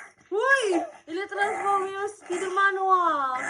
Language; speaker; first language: French; non-native, learner; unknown